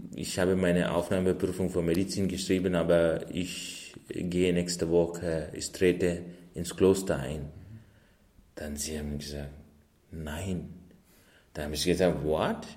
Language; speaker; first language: German; non-native, fluent; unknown